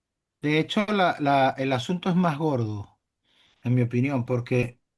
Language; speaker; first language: Spanish; native; Spanish